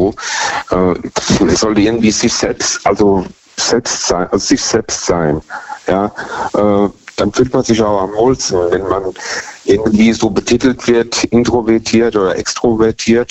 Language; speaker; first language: German; native; German